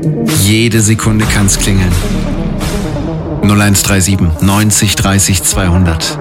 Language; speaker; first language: German; native; German